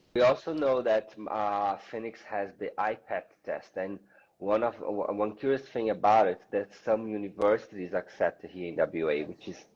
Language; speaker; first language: English; non-native, fluent; Portuguese